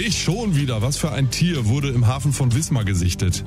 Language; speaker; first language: German; native; German